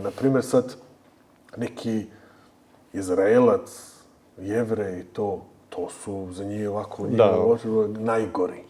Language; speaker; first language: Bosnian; early bilingual, heritage; Bosnian